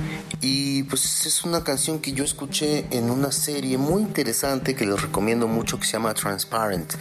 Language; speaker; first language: Spanish; native; Spanish